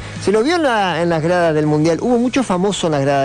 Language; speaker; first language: Spanish; native; Spanish